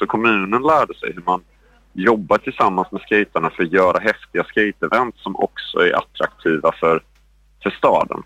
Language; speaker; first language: Swedish; native; Swedish